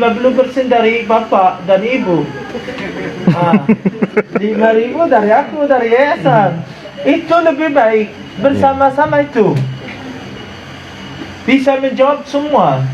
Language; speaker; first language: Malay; non-native, fluent; Arabic